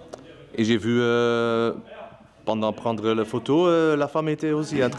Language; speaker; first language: French; non-native, learner; Dutch